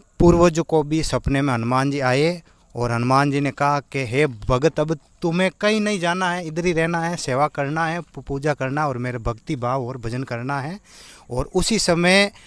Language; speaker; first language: Hindi; native; Hindi